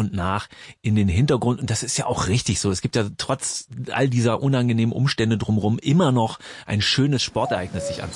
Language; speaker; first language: German; native; German